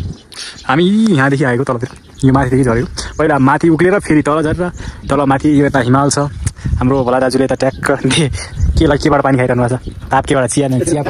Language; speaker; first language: Nepali; native; Nepali